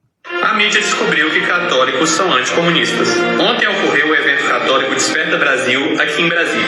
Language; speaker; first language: Portuguese; native; Portuguese